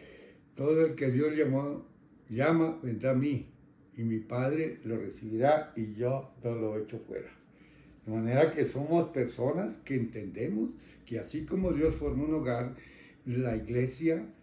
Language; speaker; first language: Spanish; native; Spanish